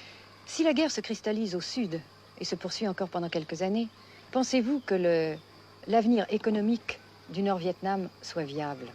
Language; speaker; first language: French; native; French